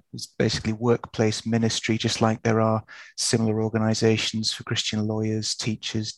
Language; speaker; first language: English; native; English